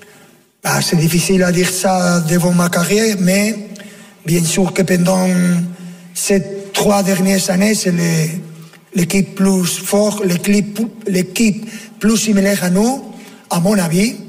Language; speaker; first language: French; non-native, fluent; Portuguese